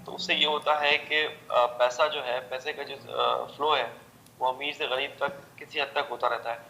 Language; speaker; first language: Urdu; native; Urdu